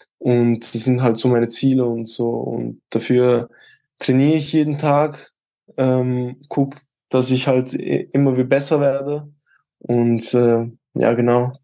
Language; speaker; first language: German; early bilingual, other home language; Albanian